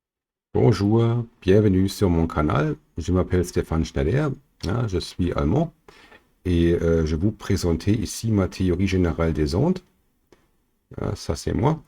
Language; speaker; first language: French; non-native, fluent; German